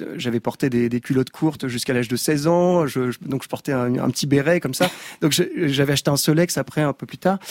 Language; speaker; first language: French; native; French